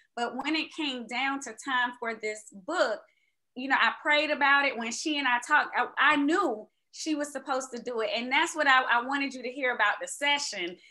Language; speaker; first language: English; native; English